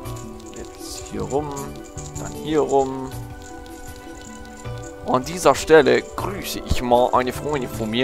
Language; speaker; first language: German; native; German